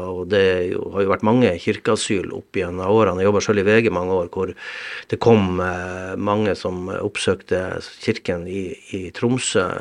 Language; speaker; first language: Norwegian; native; Norwegian